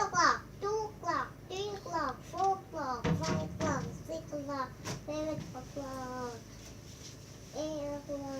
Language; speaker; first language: English; non-native, learner; Thai